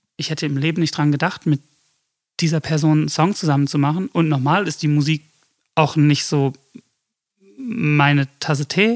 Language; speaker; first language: German; early bilingual, other home language; English